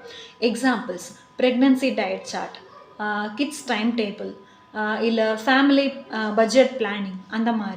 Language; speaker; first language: Tamil; native; Tamil